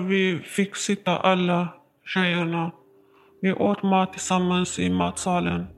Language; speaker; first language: Swedish; non-native, learner; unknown